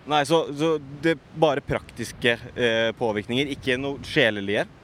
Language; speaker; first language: Norwegian; native; Norwegian